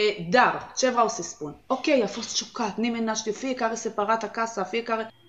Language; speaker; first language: Romanian; non-native, learner; Hebrew